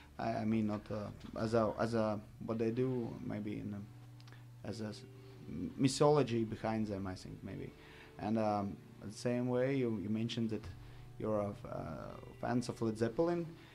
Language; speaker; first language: English; non-native, fluent; Latvian